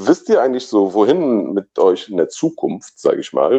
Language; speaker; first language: German; native; German